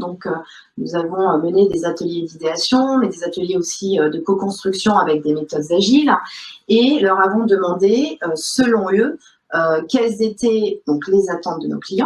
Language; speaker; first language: French; native; French